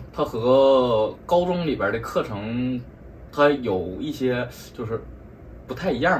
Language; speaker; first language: Chinese; native; Chinese